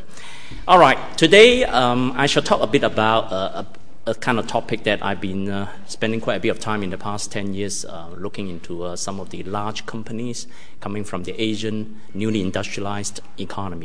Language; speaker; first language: English; non-native, local second language; Cantonese